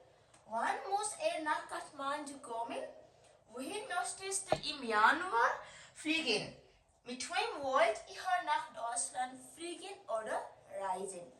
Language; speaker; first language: German; non-native, fluent; Nepali